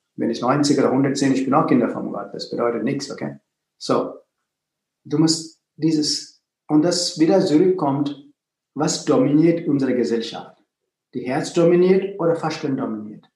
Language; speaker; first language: German; non-native, fluent; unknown